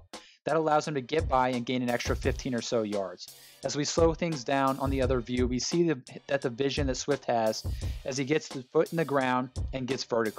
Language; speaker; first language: English; native; English